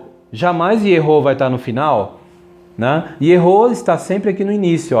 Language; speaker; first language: Portuguese; native; Portuguese